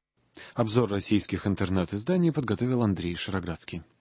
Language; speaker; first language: Russian; native; Russian